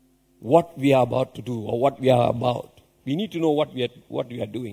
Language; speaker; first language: English; non-native, local second language; Tamil